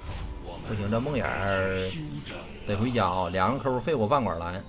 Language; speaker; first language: Chinese; native; Chinese